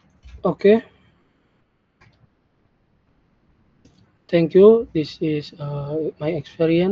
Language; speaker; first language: English; non-native, learner; Indonesian